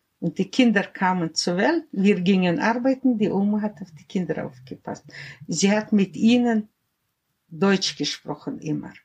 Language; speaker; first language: German; early bilingual, heritage; German